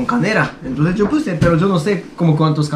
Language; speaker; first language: Spanish; non-native, learner; Japanese